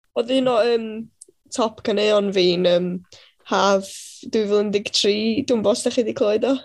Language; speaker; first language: Welsh; native; Welsh